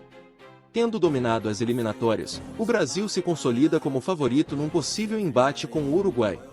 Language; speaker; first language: Portuguese; native; Portuguese